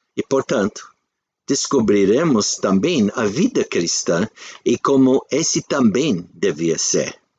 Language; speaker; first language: Portuguese; non-native, fluent; English